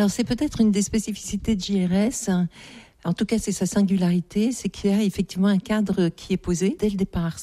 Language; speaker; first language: French; native; French